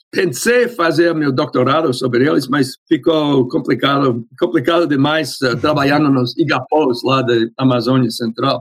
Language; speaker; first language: Portuguese; non-native, fluent; English